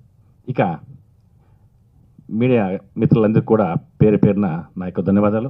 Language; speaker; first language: Telugu; native; Telugu